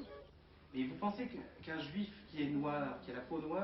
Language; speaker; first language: French; native; French